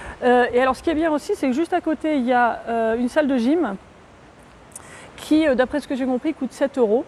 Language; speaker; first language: French; native; French